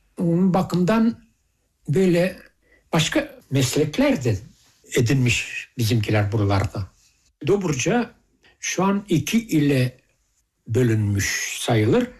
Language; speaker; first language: Turkish; early bilingual, heritage; Turkish